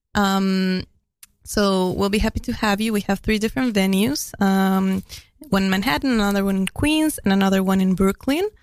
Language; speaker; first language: English; non-native, fluent; Spanish